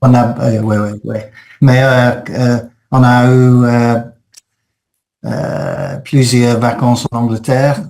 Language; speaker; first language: French; non-native, fluent; English